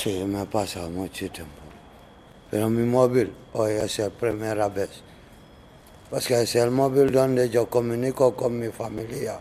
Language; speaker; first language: Spanish; non-native, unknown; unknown